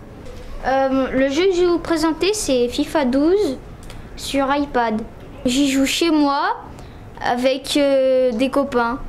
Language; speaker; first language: French; native; French